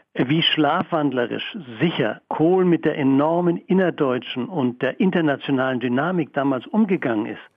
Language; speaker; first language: German; native; German